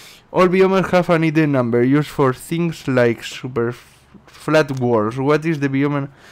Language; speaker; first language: English; non-native, learner; Spanish